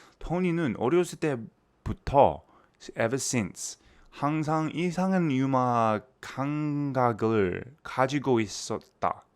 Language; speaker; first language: Korean; non-native, fluent; English